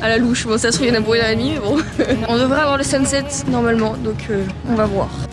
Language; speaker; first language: French; native; French